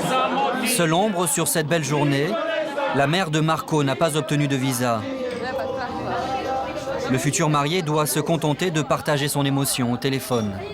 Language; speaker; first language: French; native; French